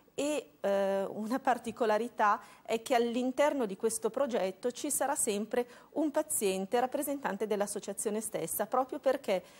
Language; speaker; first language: Italian; native; Italian